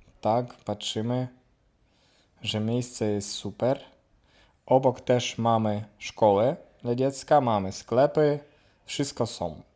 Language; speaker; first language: Polish; non-native, learner; Ukrainian